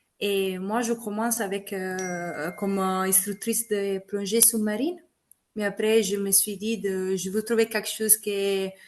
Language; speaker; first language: French; non-native, fluent; Italian